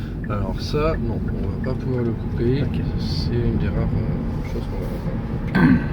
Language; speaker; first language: French; native; French